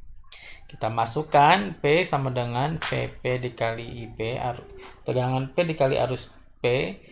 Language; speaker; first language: Indonesian; native; Indonesian